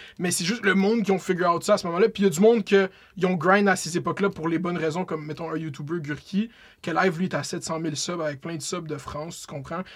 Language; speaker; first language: French; native; French